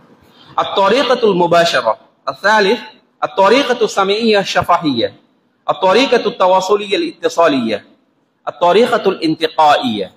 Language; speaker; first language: Arabic; non-native, fluent; Bangla